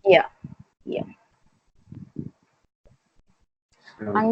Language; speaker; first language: English; non-native, learner; Spanish